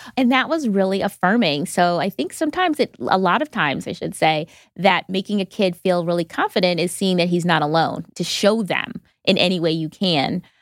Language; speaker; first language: English; native; English